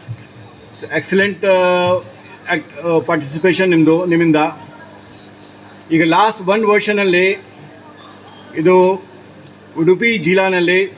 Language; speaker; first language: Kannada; non-native, fluent; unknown